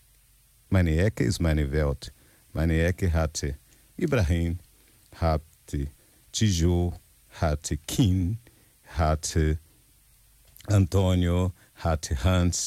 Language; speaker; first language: German; non-native, learner; Portuguese